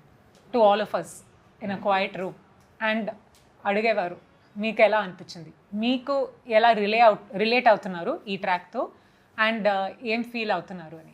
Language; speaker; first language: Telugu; non-native, fluent; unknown